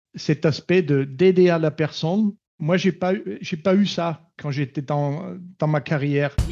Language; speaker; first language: French; non-native, fluent; German